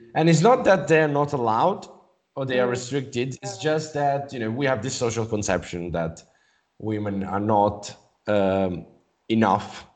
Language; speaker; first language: English; non-native, fluent; Italian